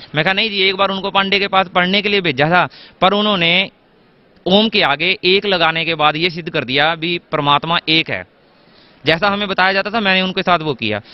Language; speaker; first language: Hindi; native; Hindi